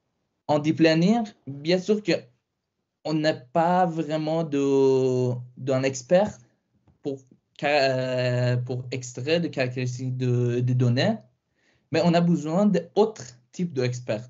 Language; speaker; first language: French; non-native, fluent; Persian